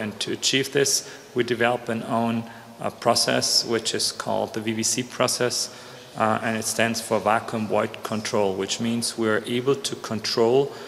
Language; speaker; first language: English; non-native, fluent; German